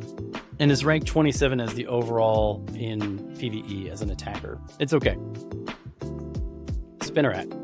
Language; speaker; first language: English; native; English